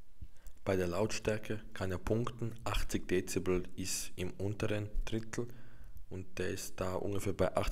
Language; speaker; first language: German; native; German